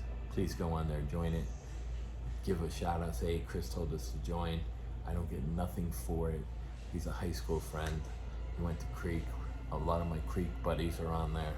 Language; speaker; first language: English; native; English